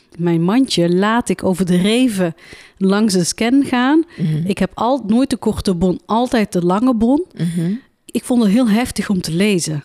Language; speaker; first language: Dutch; early bilingual, other home language; Central Atlas Tamazight